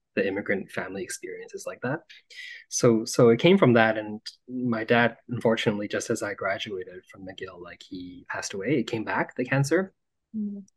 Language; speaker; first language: English; native; English